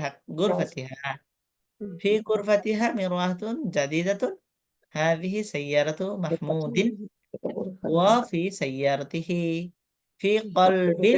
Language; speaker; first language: Arabic; non-native, fluent; Bangla